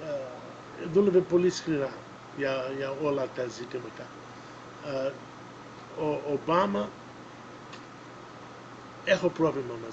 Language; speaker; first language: Greek; early bilingual, other home language; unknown